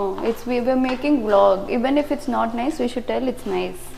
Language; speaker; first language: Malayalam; non-native, learner; Tamil